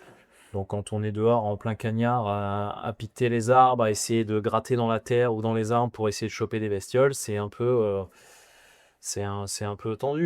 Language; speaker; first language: French; native; French